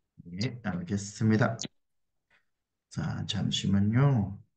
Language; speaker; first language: Korean; non-native, fluent; Indonesian